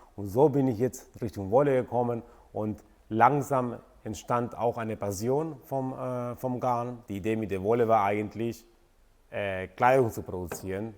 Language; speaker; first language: German; non-native, fluent; Spanish